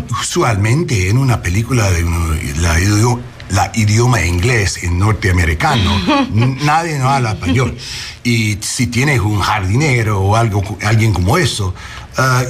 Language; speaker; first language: Spanish; non-native, learner; English